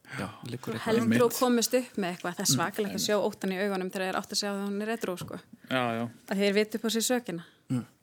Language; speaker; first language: Icelandic; native; Icelandic